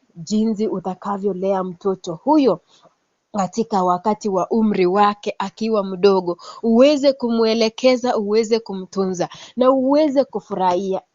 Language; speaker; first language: Swahili; non-native, local second language; Kalenjin